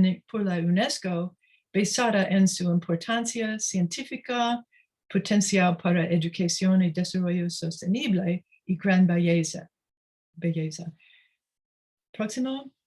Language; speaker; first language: Spanish; non-native, learner; English